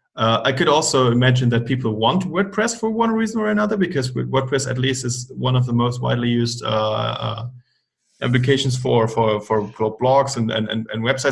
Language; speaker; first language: English; non-native, fluent; German